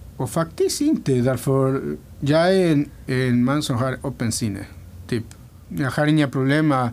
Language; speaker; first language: Swedish; non-native, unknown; Spanish